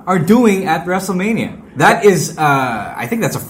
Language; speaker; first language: English; non-native, local second language; Filipino